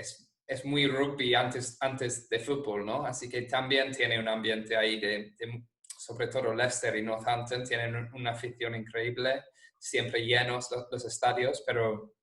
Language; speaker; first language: Spanish; non-native, fluent; English